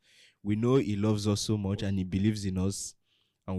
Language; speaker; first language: English; non-native, local second language; Yoruba